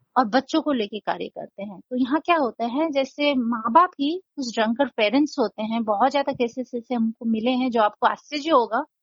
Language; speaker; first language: Hindi; non-native, local second language; Nepali